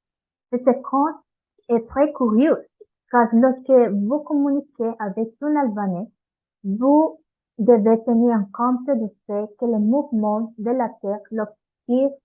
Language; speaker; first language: French; non-native, learner; Spanish